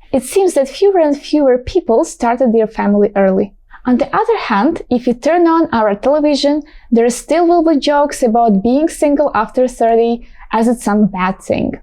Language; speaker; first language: English; non-native, fluent; Ukrainian